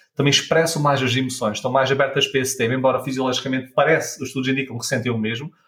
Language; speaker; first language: Portuguese; native; Portuguese